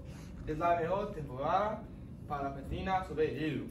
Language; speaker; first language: Spanish; non-native, learner; English